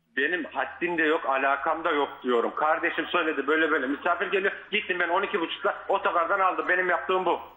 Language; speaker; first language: Turkish; native; Turkish